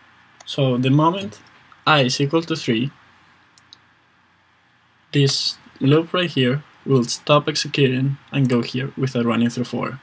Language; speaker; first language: English; non-native, fluent; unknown